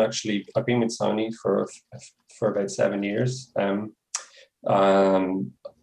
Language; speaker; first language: English; native; English